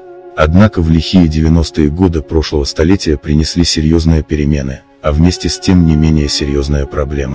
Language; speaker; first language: Russian; native; Russian